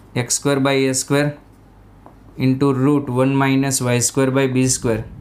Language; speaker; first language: Hindi; non-native, local second language; Gujarati